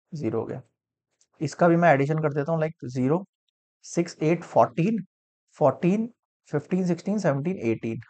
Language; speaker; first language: Hindi; native; Hindi